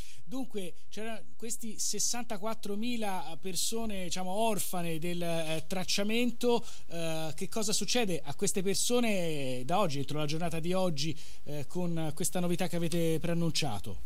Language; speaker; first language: Italian; native; Italian